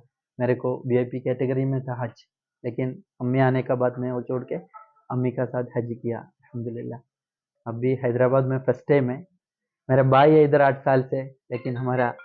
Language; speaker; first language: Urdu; non-native, local second language; Malayalam